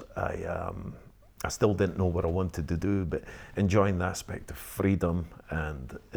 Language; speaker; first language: English; native; English